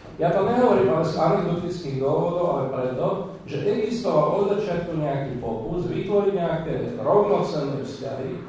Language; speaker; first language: Slovak; non-native, local second language; Hungarian